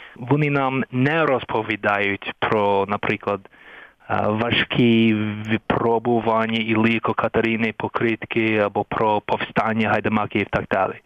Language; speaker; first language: Ukrainian; non-native, fluent; English